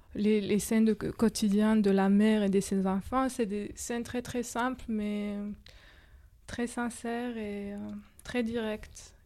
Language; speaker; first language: French; non-native, fluent; Georgian